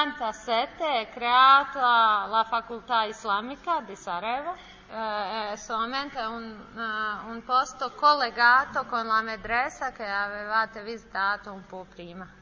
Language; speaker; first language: Italian; non-native, learner; Bosnian